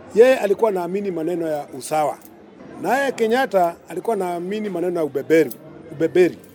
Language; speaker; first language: Swahili; non-native, local second language; Kikuyu